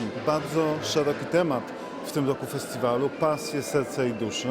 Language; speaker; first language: Polish; native; Polish